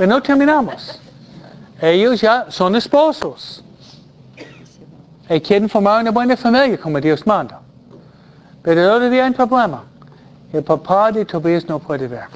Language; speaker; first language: Spanish; non-native, fluent; English